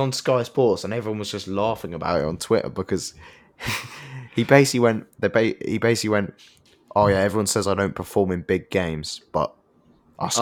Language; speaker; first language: English; native; English